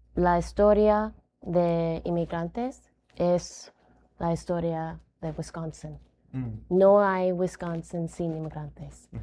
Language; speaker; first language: Spanish; non-native, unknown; English